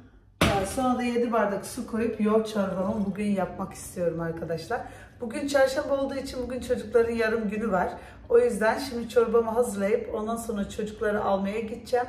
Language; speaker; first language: Turkish; early bilingual, heritage; Turkish